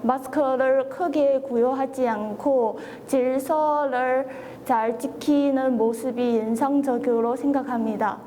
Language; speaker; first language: Korean; non-native, fluent; Chinese